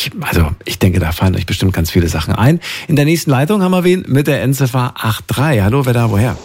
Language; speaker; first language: German; native; German